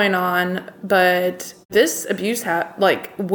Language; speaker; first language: English; native; English